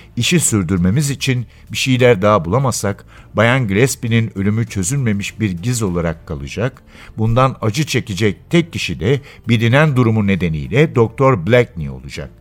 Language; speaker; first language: Turkish; native; Turkish